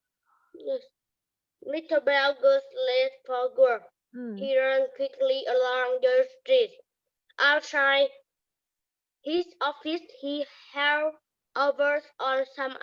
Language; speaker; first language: English; non-native, learner; Vietnamese